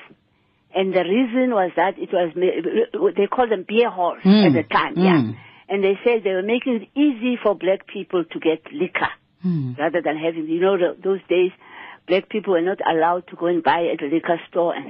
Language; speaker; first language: English; non-native, local second language; Xhosa